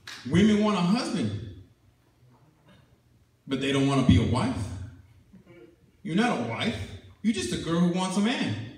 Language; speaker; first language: English; early bilingual, other home language; Spanish